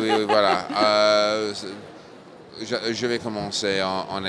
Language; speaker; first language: French; non-native, fluent; English